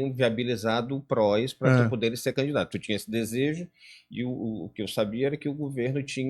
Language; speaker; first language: Portuguese; native; Portuguese